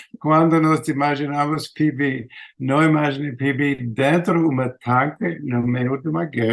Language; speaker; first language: Portuguese; non-native, learner; English